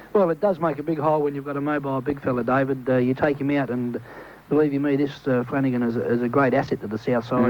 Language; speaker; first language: English; native; English